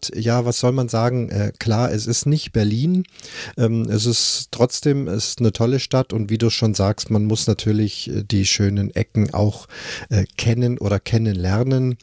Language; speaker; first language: German; native; German